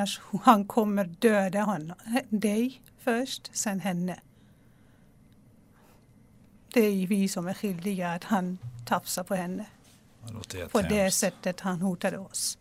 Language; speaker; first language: Swedish; non-native, local second language; Persian